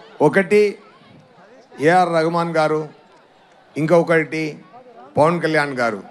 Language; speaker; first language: Telugu; non-native, learner; Tamil